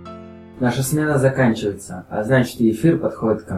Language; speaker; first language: Russian; native; Russian